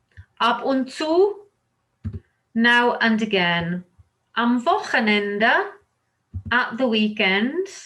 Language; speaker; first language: German; non-native, fluent; English